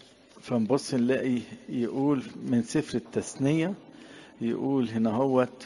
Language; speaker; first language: Arabic; native; Arabic